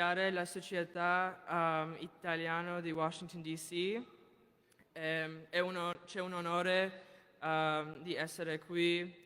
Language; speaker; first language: Italian; non-native, learner; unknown